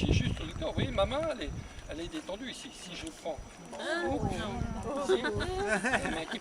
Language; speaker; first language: French; native; French